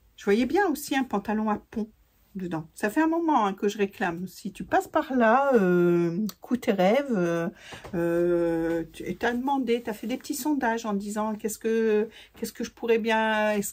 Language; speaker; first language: French; native; French